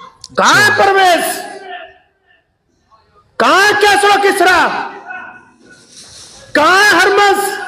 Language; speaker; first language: Urdu; native; Urdu